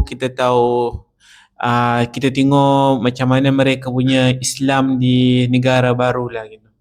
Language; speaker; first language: Indonesian; non-native, learner; Arabic